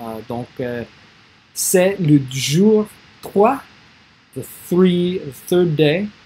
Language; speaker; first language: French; non-native, learner; English